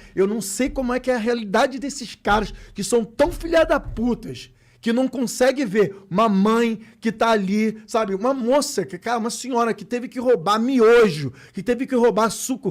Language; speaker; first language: Portuguese; native; Portuguese